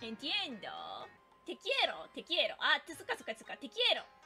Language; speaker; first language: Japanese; native; Japanese